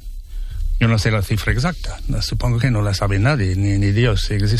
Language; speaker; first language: Spanish; non-native, fluent; English